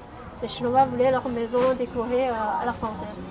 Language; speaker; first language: French; non-native, fluent; Chinese